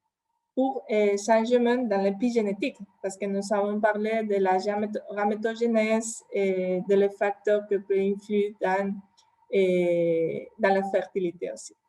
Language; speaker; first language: French; non-native, fluent; Spanish